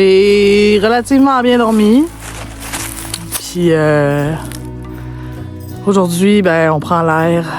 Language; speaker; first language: French; native; French